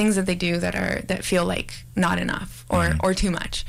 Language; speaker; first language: English; native; English